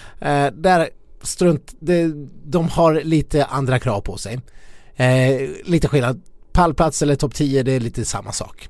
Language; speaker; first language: Swedish; native; Swedish